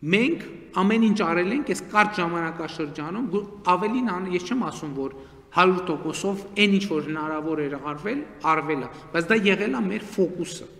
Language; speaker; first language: Armenian; native; Armenian